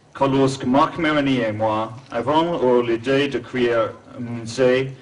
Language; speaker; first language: French; non-native, learner; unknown